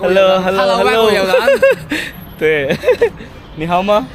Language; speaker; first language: Chinese; non-native, learner; Bangla